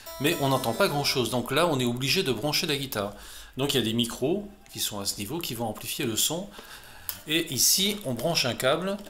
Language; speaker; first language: French; native; French